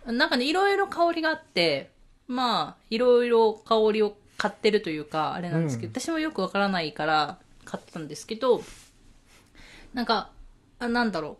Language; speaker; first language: Japanese; native; Japanese